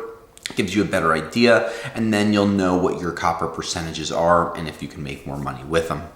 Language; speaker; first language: English; native; English